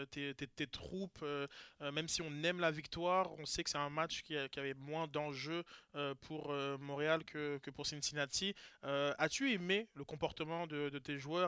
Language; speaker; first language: French; native; French